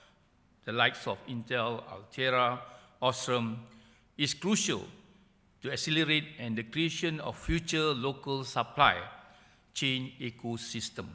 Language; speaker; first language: English; non-native, local second language; Malay